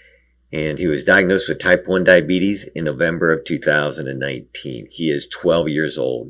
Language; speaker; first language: English; native; English